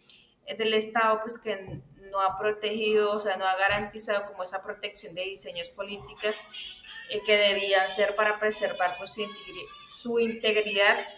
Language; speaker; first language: Spanish; native; Spanish